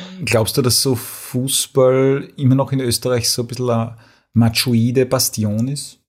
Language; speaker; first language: German; native; German